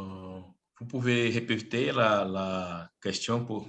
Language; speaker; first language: French; non-native, learner; Portuguese